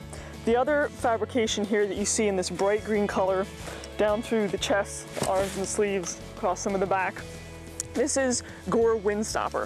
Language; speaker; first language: English; native; English